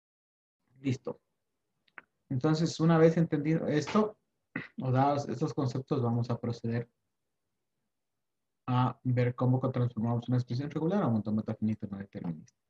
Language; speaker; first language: Spanish; native; Spanish